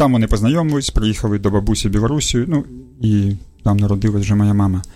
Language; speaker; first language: Ukrainian; early bilingual, other home language; Russian